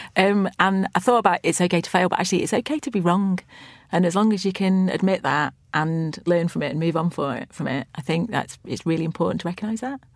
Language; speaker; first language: English; native; English